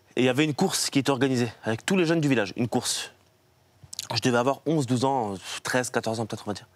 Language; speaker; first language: French; native; French